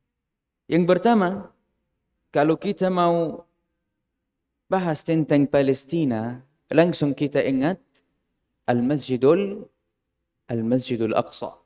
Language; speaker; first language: Indonesian; non-native, fluent; Arabic